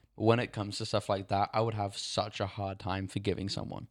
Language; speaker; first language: English; native; English